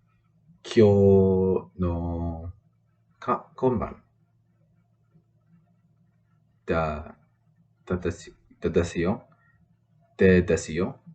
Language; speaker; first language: Japanese; non-native, learner; English